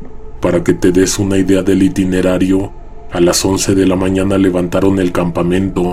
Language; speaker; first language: Spanish; native; Spanish